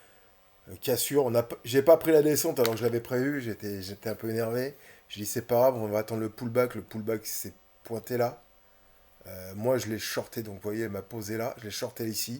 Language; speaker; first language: French; native; French